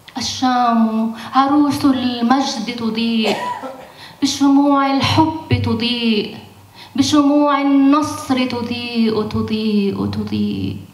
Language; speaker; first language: Arabic; native; Arabic